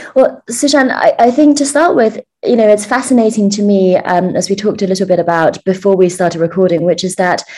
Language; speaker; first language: English; early bilingual, other home language; Chinese